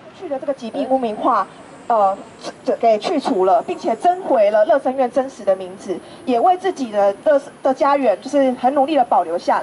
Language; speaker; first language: Chinese; native; Chinese